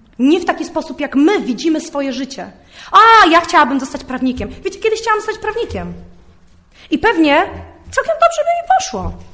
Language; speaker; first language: Polish; early bilingual, heritage; Polish